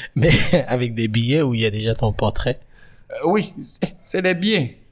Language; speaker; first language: French; native; French